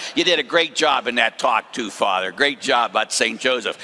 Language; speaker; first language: English; native; English